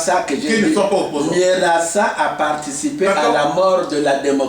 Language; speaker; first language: French; non-native, local second language; Lingala